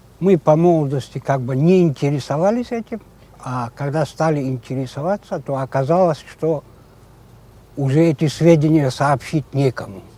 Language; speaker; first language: Russian; non-native, local second language; Crimean Tatar